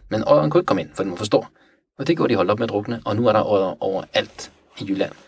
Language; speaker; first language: Danish; early bilingual, other home language; Persian